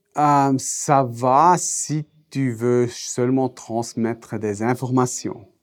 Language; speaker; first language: French; non-native, fluent; German